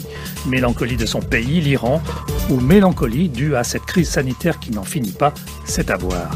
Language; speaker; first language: French; native; French